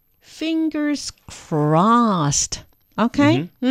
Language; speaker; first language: English; non-native, fluent; Chinese